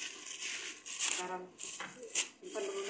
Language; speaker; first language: Indonesian; non-native, learner; Filipino